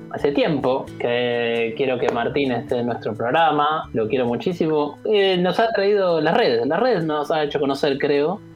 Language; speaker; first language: Spanish; native; Spanish